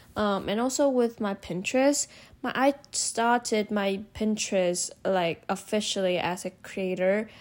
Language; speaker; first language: English; non-native, fluent; Vietnamese